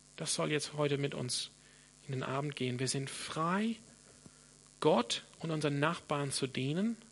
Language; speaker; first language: German; non-native, fluent; English